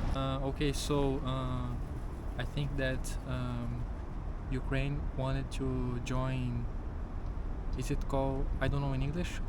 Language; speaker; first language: English; non-native, fluent; Portuguese